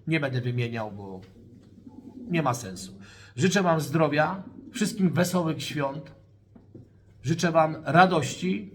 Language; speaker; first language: Polish; native; Polish